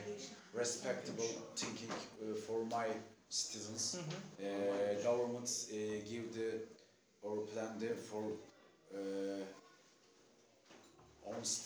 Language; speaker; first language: English; non-native, learner; Turkish